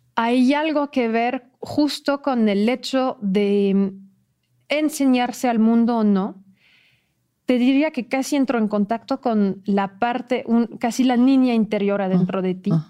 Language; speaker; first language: Spanish; non-native, fluent; French